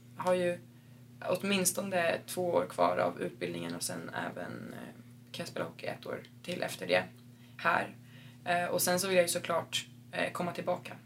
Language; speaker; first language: Swedish; native; Swedish